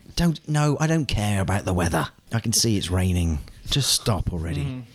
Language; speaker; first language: English; non-native, local second language; German